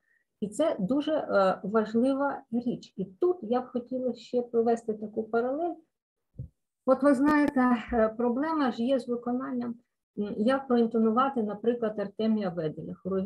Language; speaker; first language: Ukrainian; native; Ukrainian